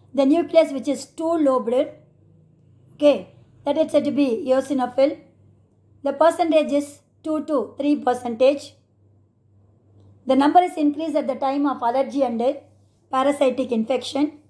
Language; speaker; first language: English; non-native, local second language; Tamil